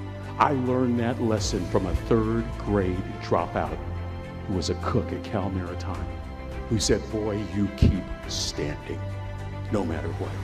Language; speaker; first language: English; native; English